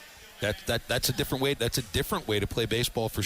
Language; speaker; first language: English; native; English